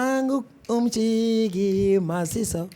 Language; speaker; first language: Korean; non-native, learner; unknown